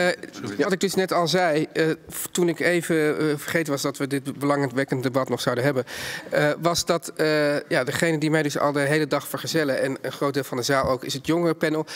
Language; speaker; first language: Dutch; native; Dutch